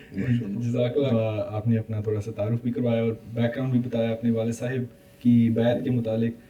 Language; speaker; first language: Urdu; native; Urdu